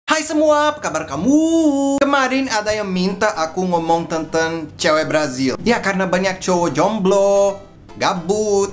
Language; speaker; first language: Indonesian; non-native, fluent; Portuguese